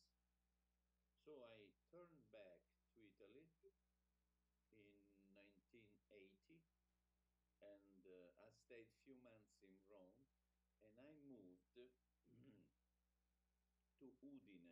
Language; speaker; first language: English; non-native, fluent; Italian